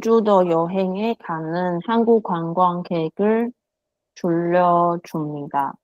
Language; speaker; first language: Korean; non-native, learner; Chinese